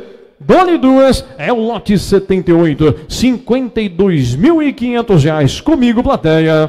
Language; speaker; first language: Portuguese; native; Portuguese